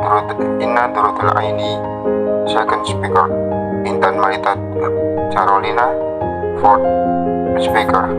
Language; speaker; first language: English; non-native, learner; Indonesian